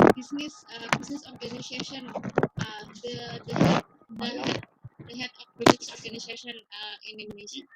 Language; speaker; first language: English; non-native, fluent; Indonesian